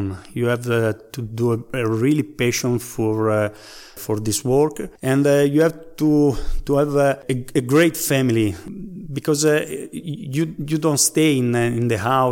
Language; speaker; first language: English; non-native, learner; Italian